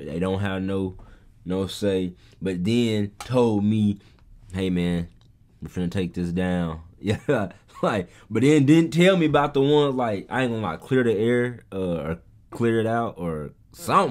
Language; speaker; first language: English; native; English